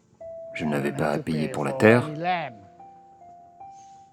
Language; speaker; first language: French; non-native, learner; Thai